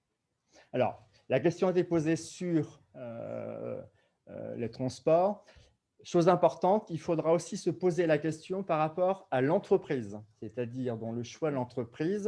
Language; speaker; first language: French; native; French